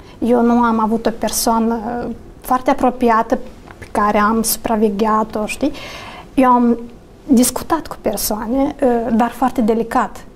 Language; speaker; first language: Romanian; native; Romanian